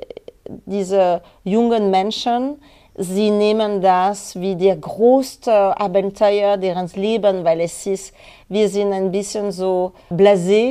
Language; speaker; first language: German; non-native, fluent; French